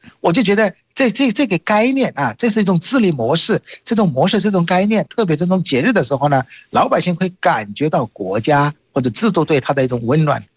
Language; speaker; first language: Chinese; non-native, fluent; Bangla